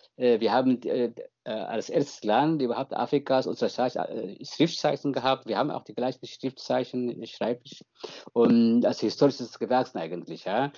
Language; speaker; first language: German; non-native, fluent; Tigrinya